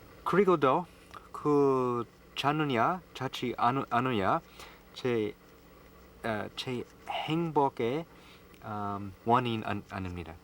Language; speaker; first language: Korean; non-native, fluent; English